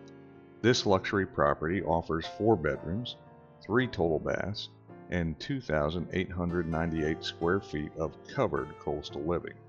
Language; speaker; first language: English; native; English